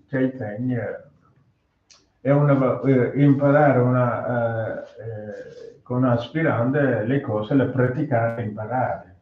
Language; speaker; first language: Italian; non-native, learner; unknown